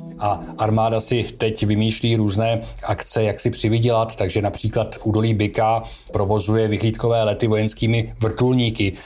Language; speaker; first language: Czech; native; Czech